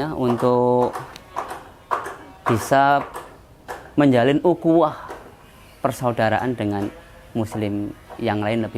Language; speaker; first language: Indonesian; non-native, local second language; Javanese